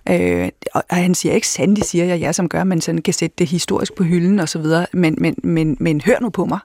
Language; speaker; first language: Danish; native; Danish